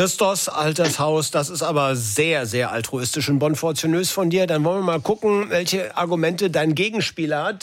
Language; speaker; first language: German; native; German